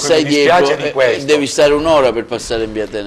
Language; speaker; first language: Italian; native; Italian